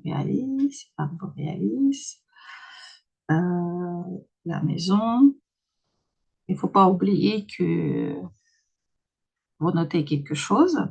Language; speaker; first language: French; non-native, fluent; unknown